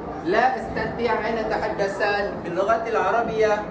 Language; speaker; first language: Arabic; non-native, fluent; Malay